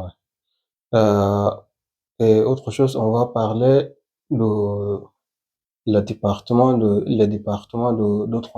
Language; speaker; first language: French; non-native, learner; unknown